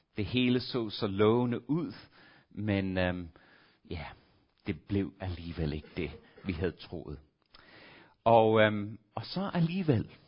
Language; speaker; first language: Danish; non-native, fluent; English